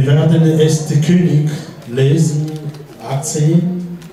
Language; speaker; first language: German; non-native, learner; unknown